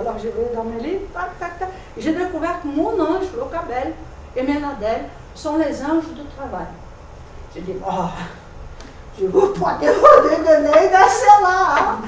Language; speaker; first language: French; non-native, fluent; Portuguese